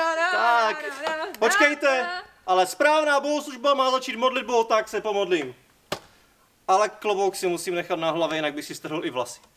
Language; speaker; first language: Czech; native; Czech